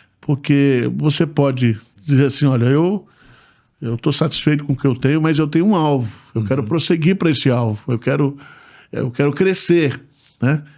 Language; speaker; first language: Portuguese; native; Portuguese